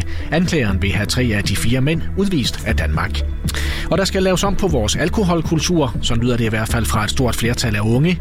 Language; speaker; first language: Danish; native; Danish